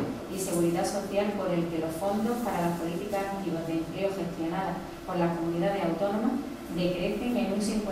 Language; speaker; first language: Spanish; native; Spanish